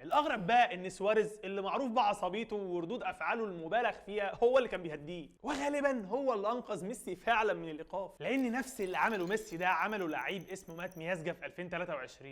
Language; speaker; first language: Arabic; native; Arabic